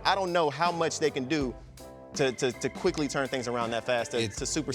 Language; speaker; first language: English; native; English